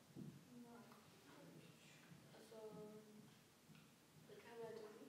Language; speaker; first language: Danish; non-native, local second language; Faroese